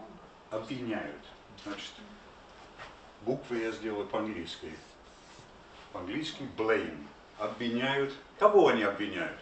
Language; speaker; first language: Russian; non-native, fluent; English